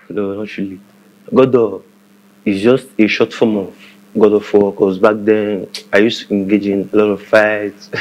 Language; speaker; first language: English; non-native, local second language; Igbo